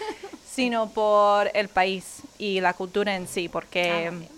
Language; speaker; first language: Spanish; non-native, fluent; English